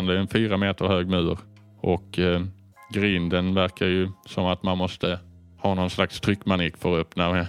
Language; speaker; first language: Swedish; native; Swedish